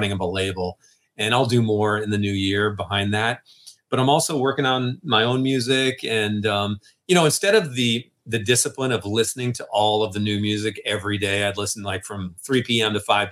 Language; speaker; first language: English; native; English